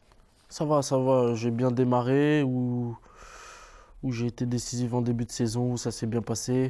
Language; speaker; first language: French; native; French